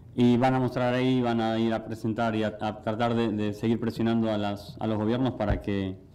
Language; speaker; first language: Spanish; native; Spanish